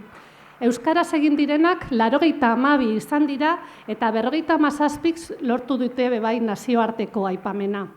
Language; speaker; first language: Basque; native; Basque